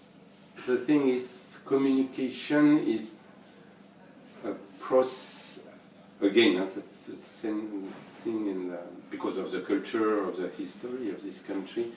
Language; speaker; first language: English; non-native, learner; French